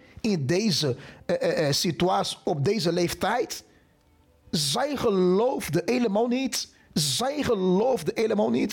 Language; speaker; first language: Dutch; non-native, fluent; Portuguese